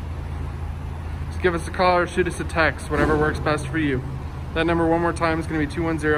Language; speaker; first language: English; native; English